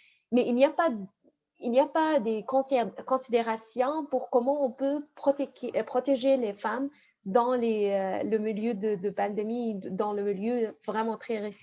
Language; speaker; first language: French; non-native, fluent; Arabic